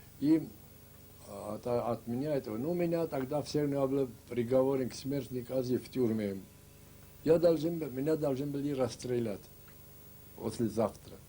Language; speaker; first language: Russian; non-native, local second language; Ossetic